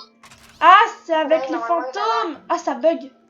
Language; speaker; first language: French; native; French